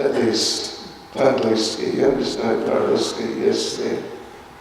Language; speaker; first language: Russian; non-native, learner; English